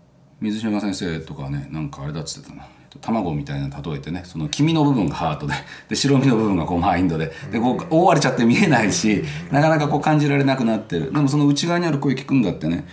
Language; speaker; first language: Japanese; native; Japanese